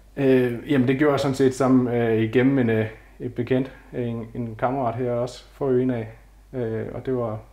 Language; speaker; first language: Danish; native; Danish